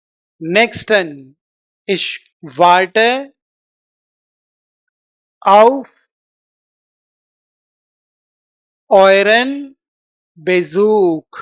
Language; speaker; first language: German; non-native, fluent; Hindi